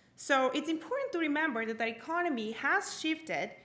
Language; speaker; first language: English; non-native, fluent; Bulgarian